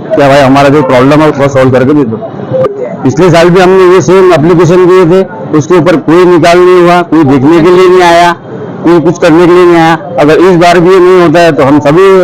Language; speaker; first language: Hindi; non-native, local second language; Urdu